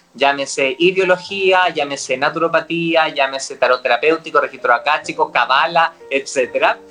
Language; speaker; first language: Spanish; native; Spanish